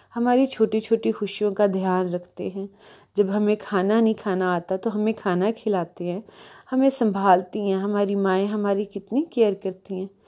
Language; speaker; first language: Urdu; native; Urdu